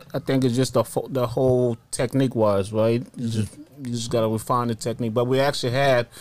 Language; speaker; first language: English; early bilingual, other home language; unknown